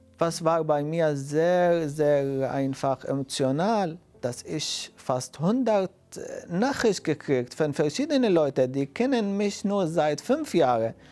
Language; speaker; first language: German; non-native, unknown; Arabic